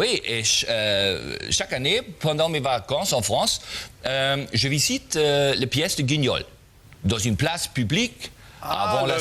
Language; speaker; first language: French; non-native, learner; German